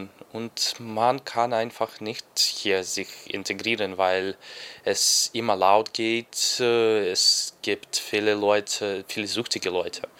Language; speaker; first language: German; non-native, learner; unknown